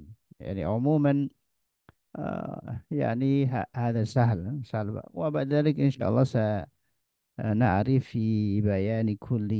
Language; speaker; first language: Arabic; non-native, fluent; Indonesian